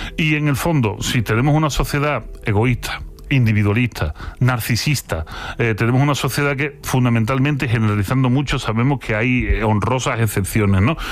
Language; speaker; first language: Spanish; native; Spanish